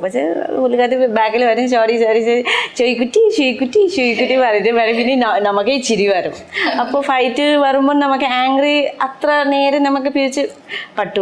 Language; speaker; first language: Malayalam; non-native, learner; Nepali